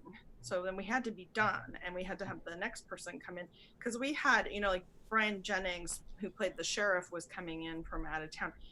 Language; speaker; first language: English; native; English